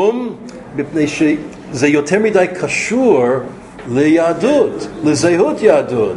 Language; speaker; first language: Hebrew; non-native, fluent; English